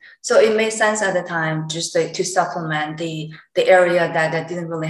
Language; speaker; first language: English; non-native, fluent; Chinese